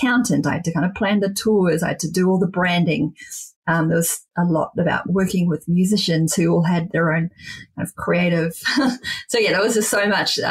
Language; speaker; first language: English; native; English